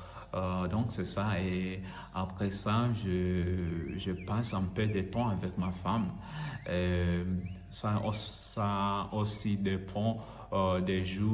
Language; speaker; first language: French; non-native, learner; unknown